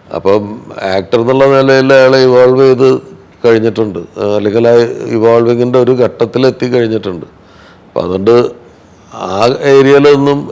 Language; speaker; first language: Malayalam; native; Malayalam